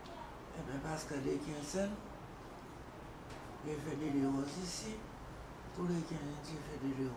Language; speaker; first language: French; non-native, local second language; Guadeloupean Creole French